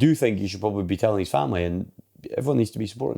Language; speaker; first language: English; native; English